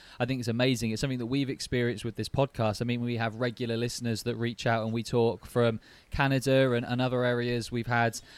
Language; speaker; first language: English; native; English